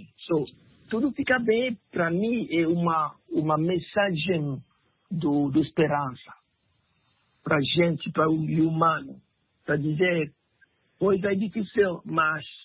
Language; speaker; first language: Portuguese; non-native, learner; French